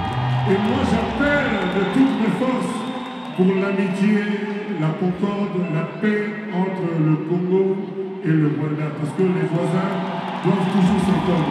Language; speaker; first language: French; non-native, local second language; Lingala